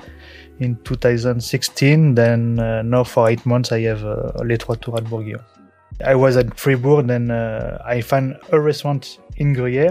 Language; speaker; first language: English; non-native, learner; French